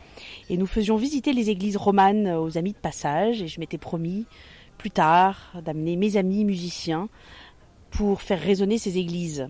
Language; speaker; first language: French; native; French